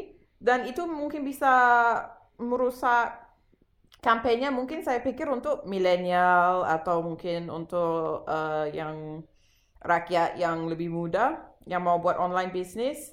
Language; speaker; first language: Indonesian; non-native, fluent; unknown